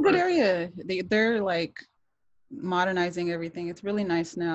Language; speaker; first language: English; native; English